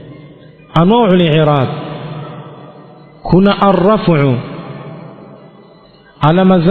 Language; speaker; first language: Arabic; non-native, fluent; Swahili